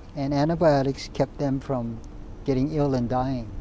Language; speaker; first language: English; native; English